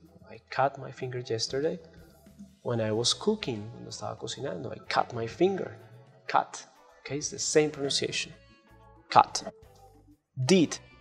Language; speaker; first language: English; non-native, fluent; Spanish